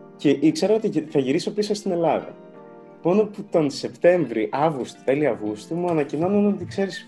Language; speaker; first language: Greek; early bilingual, other home language; Ukrainian